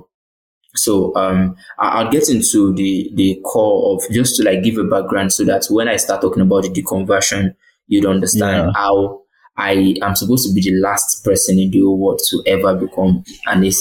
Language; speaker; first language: English; non-native, local second language; Yoruba